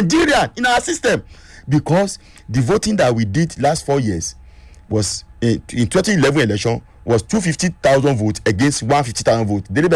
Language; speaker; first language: English; non-native, local second language; Yoruba